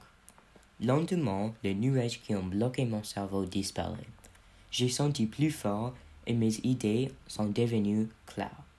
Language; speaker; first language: French; non-native, learner; English